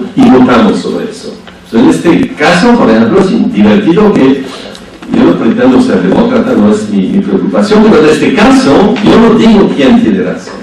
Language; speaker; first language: Spanish; non-native, fluent; French